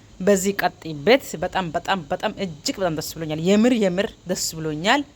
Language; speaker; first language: Amharic; non-native, local second language; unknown